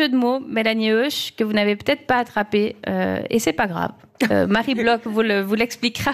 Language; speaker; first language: French; native; French